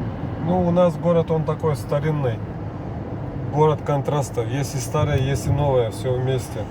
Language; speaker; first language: Russian; non-native, local second language; Kyrgyz